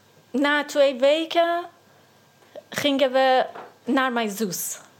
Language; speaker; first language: Dutch; non-native, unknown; Persian